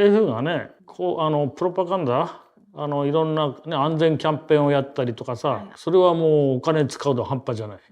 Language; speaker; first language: Japanese; native; Japanese